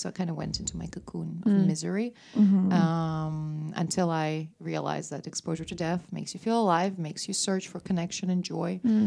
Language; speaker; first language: English; non-native, fluent; Russian